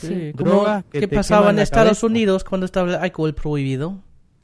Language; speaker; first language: Spanish; non-native, fluent; German